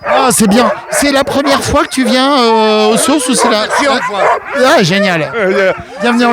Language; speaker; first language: French; native; French